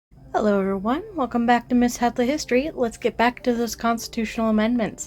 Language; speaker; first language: English; native; English